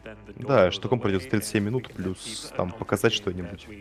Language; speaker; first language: Russian; native; Russian